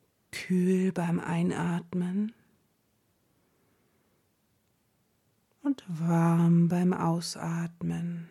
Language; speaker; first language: German; native; German